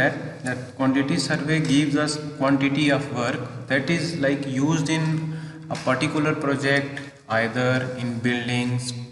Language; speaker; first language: English; non-native, local second language; Hindi